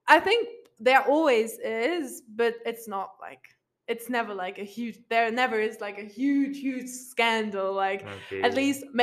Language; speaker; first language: English; non-native, fluent; Luxembourgish